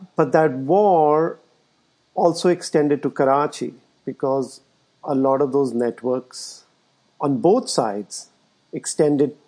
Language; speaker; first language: English; non-native, local second language; Urdu